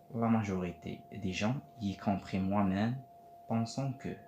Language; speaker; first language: French; non-native, local second language; Arabic